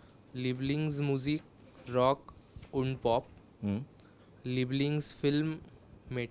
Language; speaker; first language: German; non-native, learner; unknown